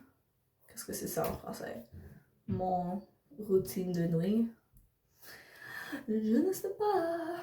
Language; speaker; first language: French; non-native, learner; English